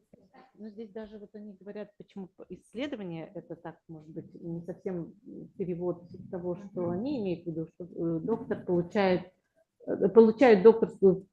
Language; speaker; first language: Russian; native; Russian